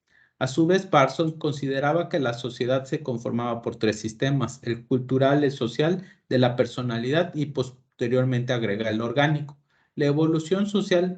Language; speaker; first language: Spanish; native; Spanish